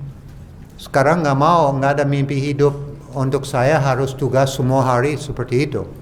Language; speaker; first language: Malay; non-native, fluent; English